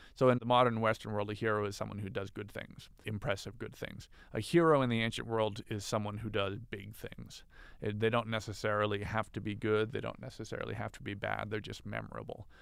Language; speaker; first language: English; native; English